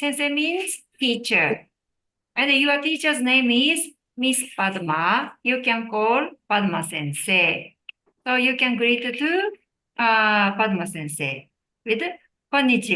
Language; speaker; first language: English; non-native, learner; Japanese